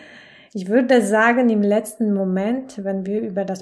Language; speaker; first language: German; non-native, fluent; Polish